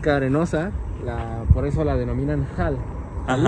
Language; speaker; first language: Spanish; native; Spanish